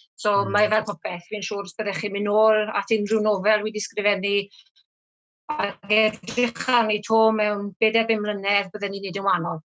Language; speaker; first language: Welsh; native; Welsh